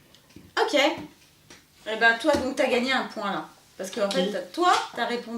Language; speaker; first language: French; native; French